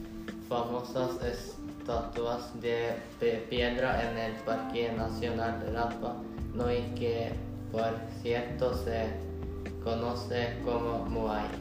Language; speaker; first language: Spanish; non-native, learner; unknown